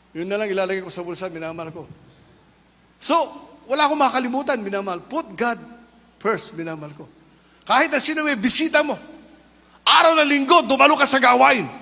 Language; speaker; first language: Filipino; non-native, local second language; Iloko